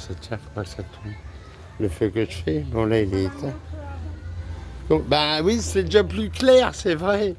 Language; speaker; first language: French; native; French